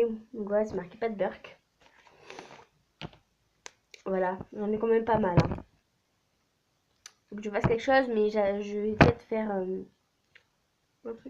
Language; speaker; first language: French; native; French